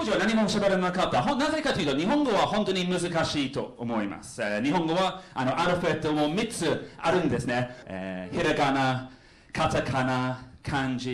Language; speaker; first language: Japanese; non-native, fluent; English